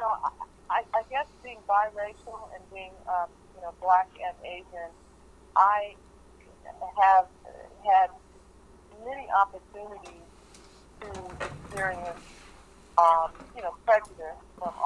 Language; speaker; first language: English; early bilingual, other home language; Korean